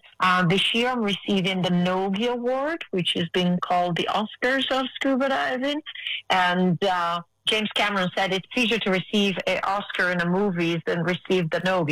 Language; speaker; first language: English; non-native, fluent; Italian